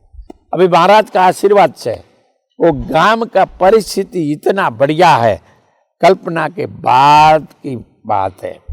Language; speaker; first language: Hindi; non-native, local second language; Bangla